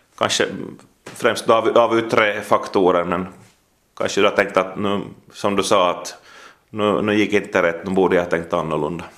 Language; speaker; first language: Swedish; native; Swedish